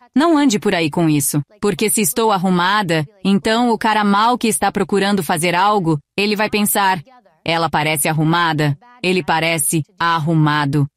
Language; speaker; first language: Portuguese; non-native, fluent; Greek